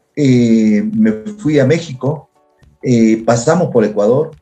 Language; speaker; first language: Spanish; native; Spanish